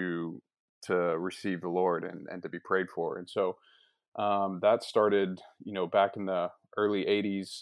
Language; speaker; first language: English; native; English